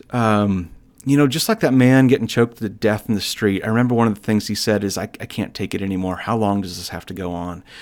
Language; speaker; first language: English; native; English